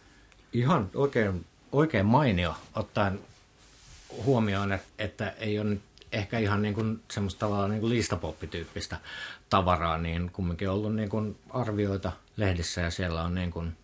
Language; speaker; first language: Finnish; native; Finnish